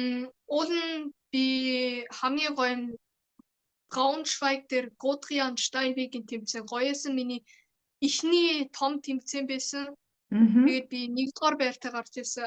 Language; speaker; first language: Mongolian; early bilingual, heritage; Mongolian